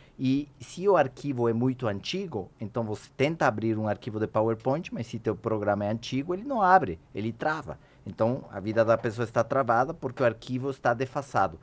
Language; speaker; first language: Portuguese; non-native, fluent; Spanish